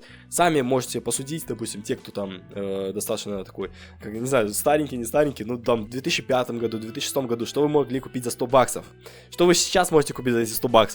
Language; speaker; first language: Russian; native; Russian